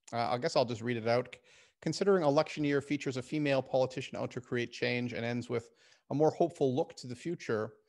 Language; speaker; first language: English; native; English